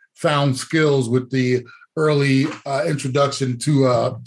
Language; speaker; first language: English; native; English